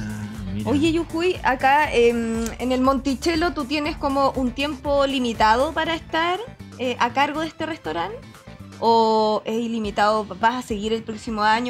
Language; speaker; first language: Spanish; native; Spanish